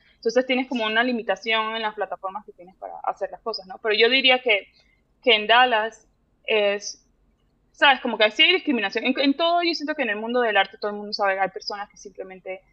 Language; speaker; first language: Spanish; native; Spanish